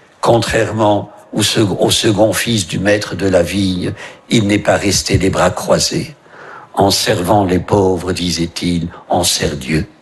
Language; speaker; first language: French; native; French